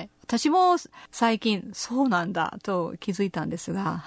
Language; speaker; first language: Japanese; non-native, fluent; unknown